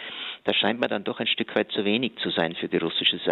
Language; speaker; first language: German; native; German